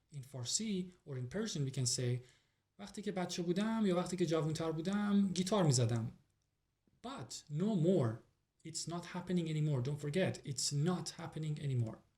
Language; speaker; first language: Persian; native; Persian